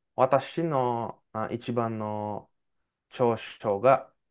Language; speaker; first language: Japanese; non-native, fluent; Indonesian